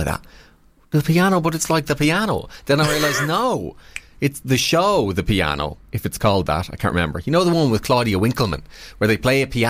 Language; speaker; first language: English; native; English